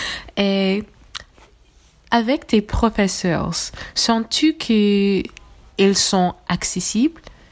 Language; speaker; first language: French; non-native, learner; English